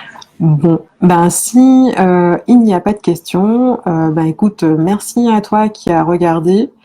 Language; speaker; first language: French; native; French